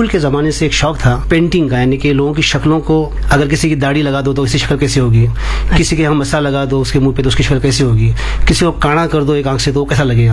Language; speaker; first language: Hindi; non-native, local second language; Marathi